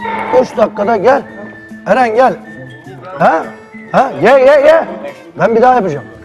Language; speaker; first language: Turkish; native; Turkish